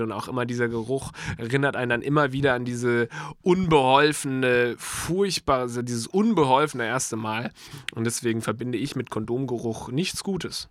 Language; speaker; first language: German; native; German